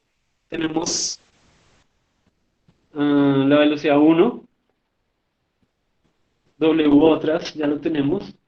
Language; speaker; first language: Spanish; native; Spanish